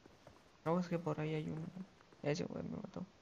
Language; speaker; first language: Spanish; native; Spanish